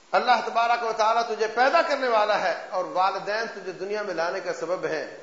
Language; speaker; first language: Urdu; native; Urdu